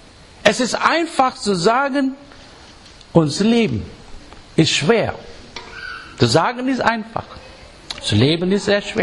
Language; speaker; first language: German; non-native, learner; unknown